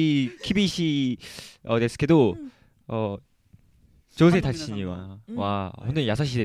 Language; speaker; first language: Japanese; non-native, learner; Korean